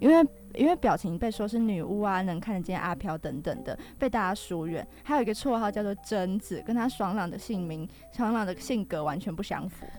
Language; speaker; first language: Chinese; native; Chinese